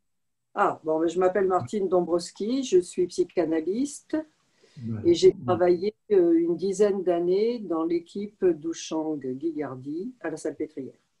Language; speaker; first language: French; native; French